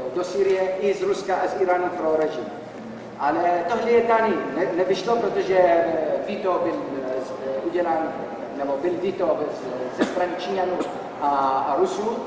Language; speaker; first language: Czech; non-native, fluent; Arabic